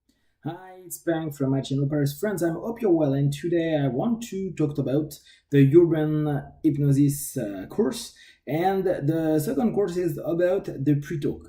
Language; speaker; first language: English; non-native, fluent; French